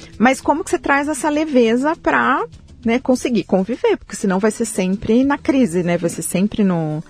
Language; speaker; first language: Portuguese; early bilingual, other home language; Spanish